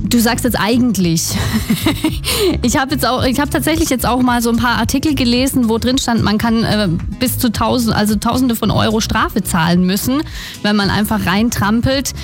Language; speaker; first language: German; native; German